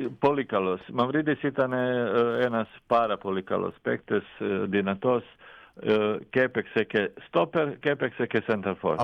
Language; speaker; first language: Greek; non-native, fluent; Croatian